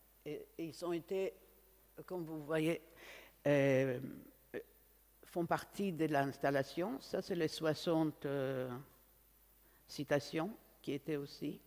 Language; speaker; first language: French; non-native, fluent; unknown